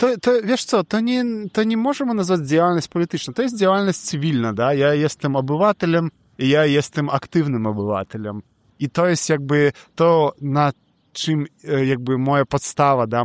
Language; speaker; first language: Polish; non-native, fluent; Belarusian